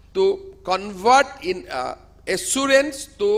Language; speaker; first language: English; non-native, local second language; Assamese